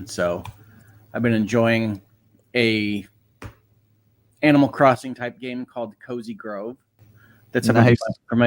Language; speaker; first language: English; native; English